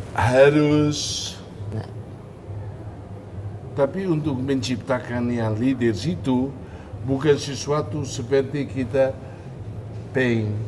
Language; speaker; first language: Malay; non-native, fluent; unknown